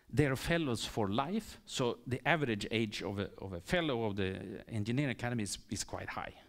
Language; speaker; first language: English; non-native, fluent; Swedish